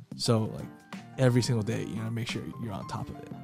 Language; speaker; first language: English; non-native, fluent; Chinese